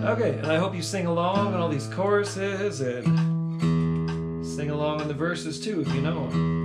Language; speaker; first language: English; native; English